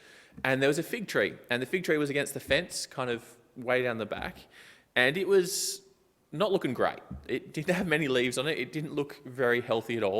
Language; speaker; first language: English; native; English